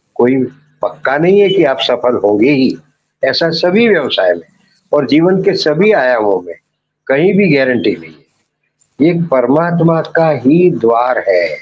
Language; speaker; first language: Hindi; non-native, local second language; Gujarati